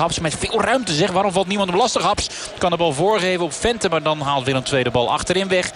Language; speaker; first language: Dutch; native; Dutch